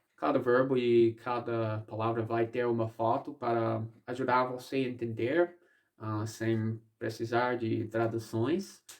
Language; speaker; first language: Portuguese; non-native, fluent; English